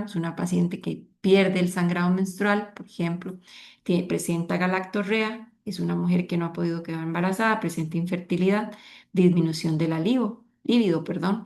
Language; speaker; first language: Spanish; native; Spanish